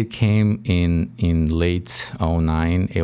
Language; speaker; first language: English; non-native, fluent; Albanian